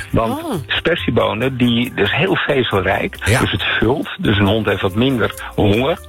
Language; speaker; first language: Dutch; native; Dutch